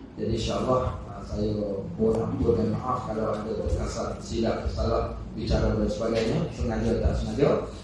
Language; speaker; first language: Malay; native; Malay